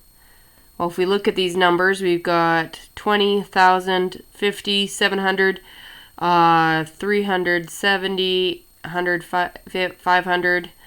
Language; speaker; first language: English; native; English